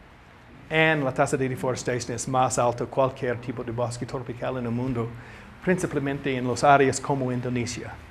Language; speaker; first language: Spanish; non-native, learner; English